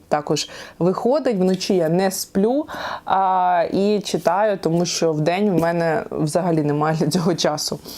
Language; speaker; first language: Ukrainian; non-native, local second language; Russian